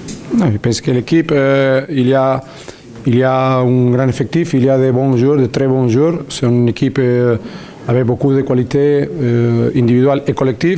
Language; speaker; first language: French; non-native, learner; Spanish